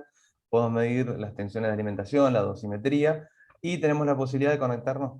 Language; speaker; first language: Spanish; native; Spanish